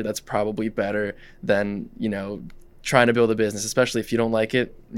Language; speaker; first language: English; non-native, fluent; Russian